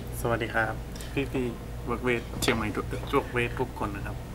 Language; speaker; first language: Thai; native; Thai